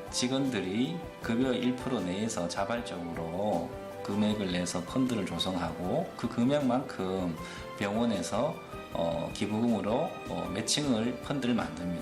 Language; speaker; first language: Korean; native; Korean